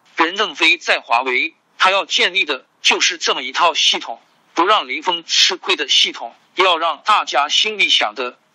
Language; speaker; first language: Chinese; non-native, local second language; Hakka Chinese